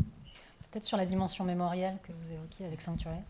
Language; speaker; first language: French; native; French